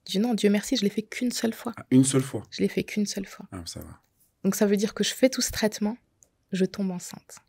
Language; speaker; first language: French; native; French